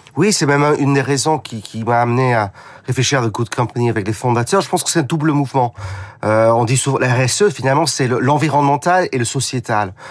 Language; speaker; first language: French; non-native, fluent; English